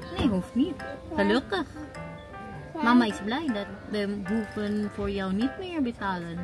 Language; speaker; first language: Dutch; non-native, learner; Filipino